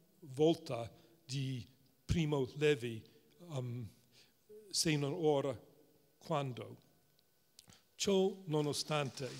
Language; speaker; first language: Italian; non-native, fluent; English